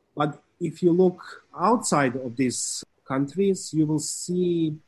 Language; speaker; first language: English; non-native, fluent; Serbian